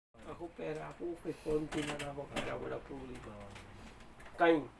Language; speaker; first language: Filipino; non-native, learner; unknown